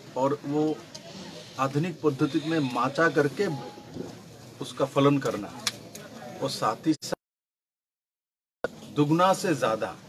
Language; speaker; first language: Hindi; non-native, local second language; Bangla